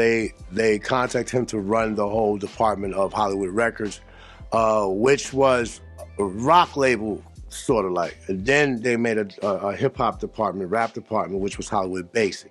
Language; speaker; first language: English; native; English